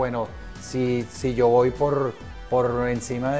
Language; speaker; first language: Spanish; native; Spanish